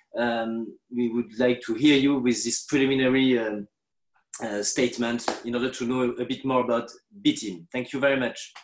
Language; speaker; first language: English; non-native, fluent; French